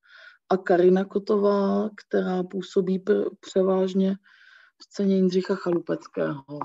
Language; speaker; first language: Czech; native; Czech